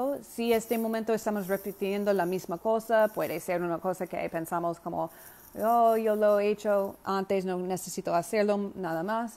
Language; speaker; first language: Spanish; non-native, fluent; English